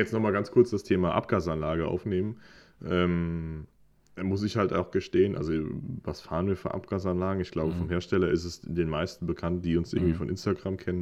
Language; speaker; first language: German; native; German